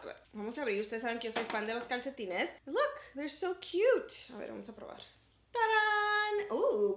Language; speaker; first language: Spanish; early bilingual, heritage; Spanish